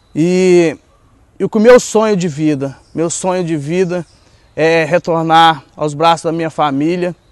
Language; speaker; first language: Portuguese; native; Portuguese